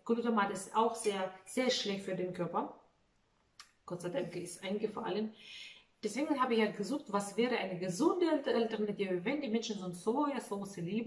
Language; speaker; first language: German; non-native, fluent; Russian